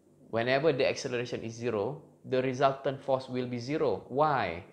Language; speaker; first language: English; non-native, local second language; Malay